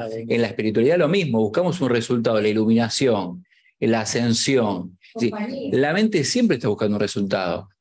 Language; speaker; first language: Spanish; native; Spanish